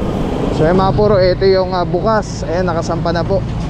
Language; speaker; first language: Filipino; native; Filipino